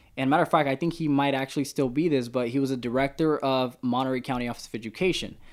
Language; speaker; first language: English; native; English